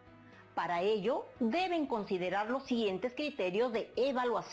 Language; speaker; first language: Spanish; native; Spanish